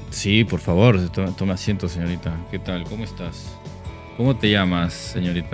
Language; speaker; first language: Spanish; native; Spanish